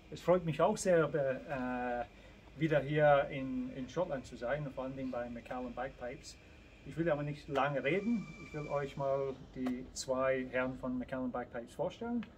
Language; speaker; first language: German; native; German